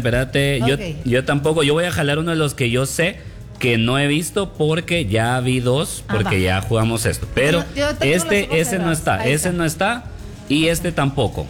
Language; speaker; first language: Spanish; native; Spanish